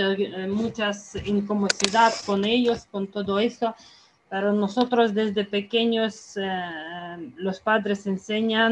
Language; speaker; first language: Spanish; non-native, fluent; Ukrainian